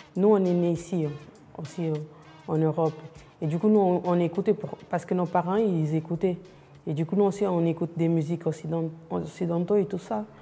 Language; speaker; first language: French; non-native, fluent; Portuguese